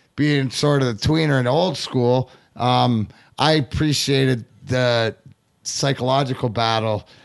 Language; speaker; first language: English; native; English